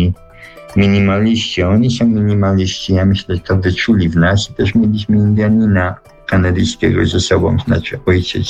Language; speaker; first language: Polish; early bilingual, heritage; Polish